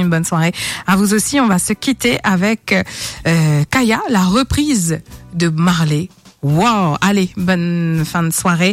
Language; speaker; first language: French; native; French